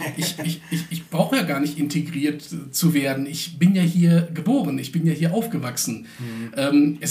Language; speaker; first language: German; early bilingual, other home language; Turkish